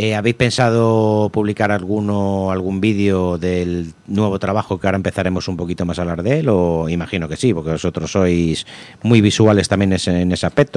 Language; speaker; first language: Spanish; native; Spanish